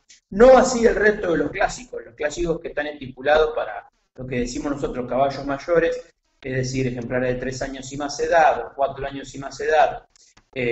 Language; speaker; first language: Spanish; native; Spanish